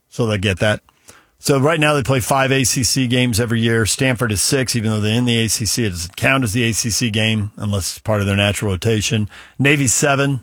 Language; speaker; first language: English; native; English